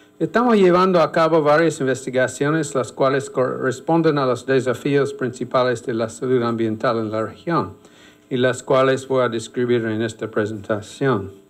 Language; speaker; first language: Spanish; non-native, fluent; English